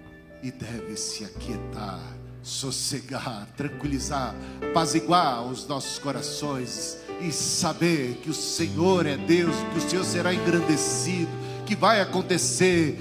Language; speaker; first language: Portuguese; native; Portuguese